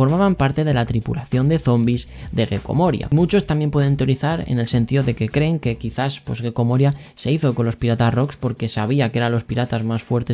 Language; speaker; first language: Spanish; native; Spanish